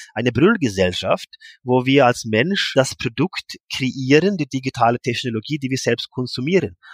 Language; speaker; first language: German; non-native, fluent; Norwegian